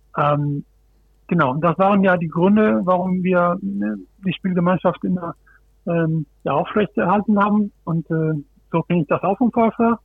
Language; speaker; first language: German; non-native, fluent; Spanish